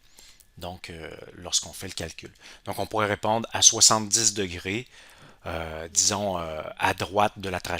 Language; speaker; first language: French; native; French